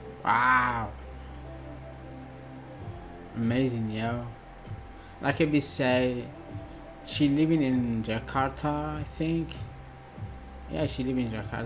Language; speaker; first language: English; non-native, learner; Arabic